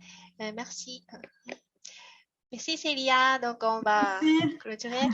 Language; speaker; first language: French; non-native, fluent; Japanese